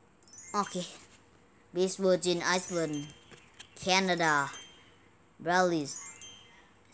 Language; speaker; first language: English; non-native, learner; Thai